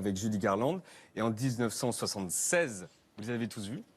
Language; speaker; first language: French; native; French